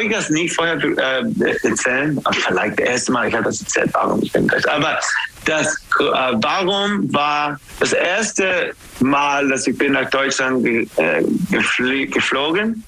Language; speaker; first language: German; non-native, learner; English